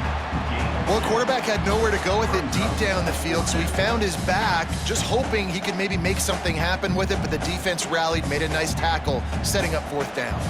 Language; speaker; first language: English; native; English